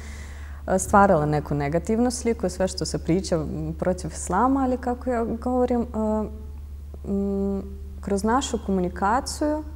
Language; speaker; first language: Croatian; non-native, fluent; Russian